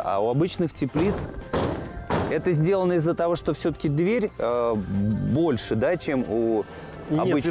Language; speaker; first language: Russian; native; Russian